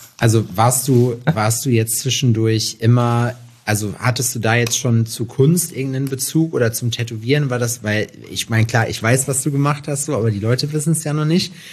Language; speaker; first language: German; native; German